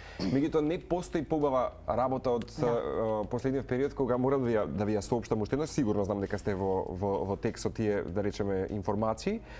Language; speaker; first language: Macedonian; native; Macedonian